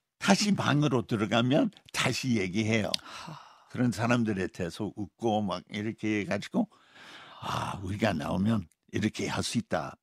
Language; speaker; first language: Korean; non-native, fluent; English